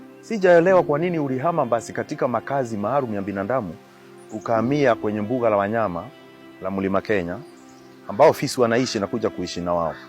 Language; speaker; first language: Swahili; non-native, local second language; Kikuyu